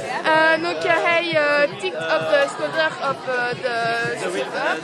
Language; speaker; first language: Dutch; non-native, learner; French